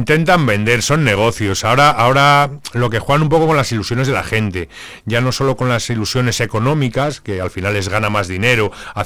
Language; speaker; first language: Spanish; native; Spanish